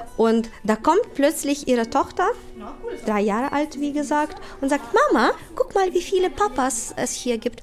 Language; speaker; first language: German; non-native, fluent; Ukrainian